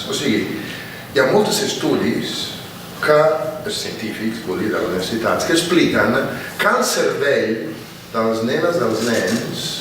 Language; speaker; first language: Catalan; non-native, fluent; Italian